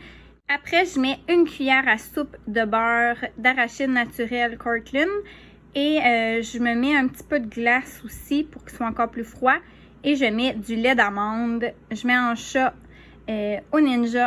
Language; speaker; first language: French; native; French